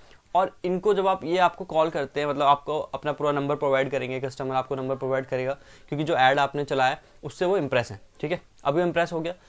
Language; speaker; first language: Hindi; native; Hindi